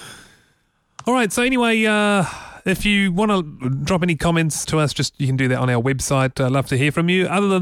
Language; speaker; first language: English; native; English